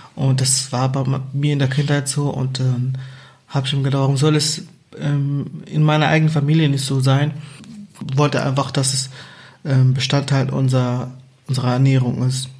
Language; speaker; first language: German; non-native, fluent; Portuguese